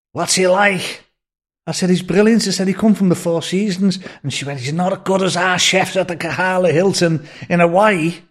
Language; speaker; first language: English; native; English